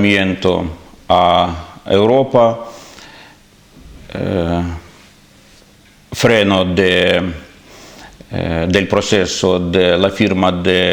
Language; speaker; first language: Spanish; non-native, fluent; Ukrainian